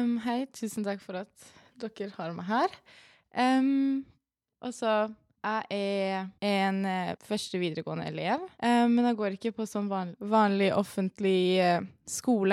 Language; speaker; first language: Norwegian; early bilingual, other home language; Persian